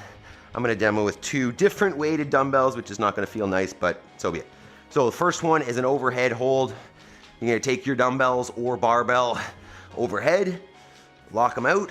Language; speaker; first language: English; native; English